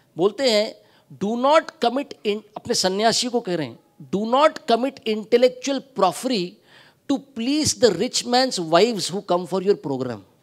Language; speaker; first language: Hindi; non-native, local second language; Marathi